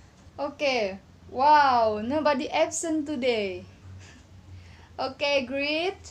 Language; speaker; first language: English; non-native, learner; Indonesian